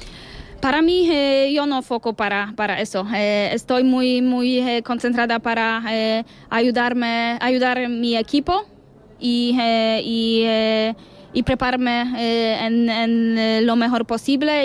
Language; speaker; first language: Spanish; non-native, learner; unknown